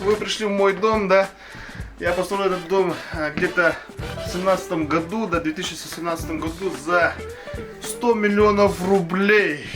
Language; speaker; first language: Russian; non-native, local second language; Yakut